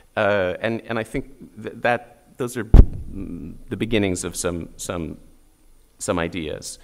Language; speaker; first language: English; native; English